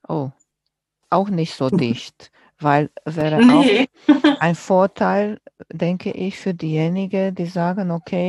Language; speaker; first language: German; non-native, fluent; Romanian